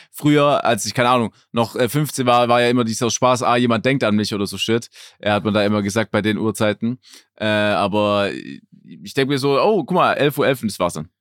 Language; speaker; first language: German; native; German